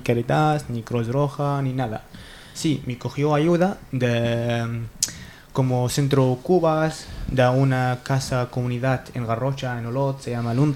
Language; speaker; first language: Spanish; non-native, learner; Arabic